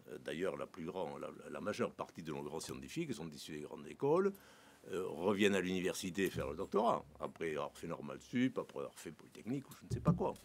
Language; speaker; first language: French; native; French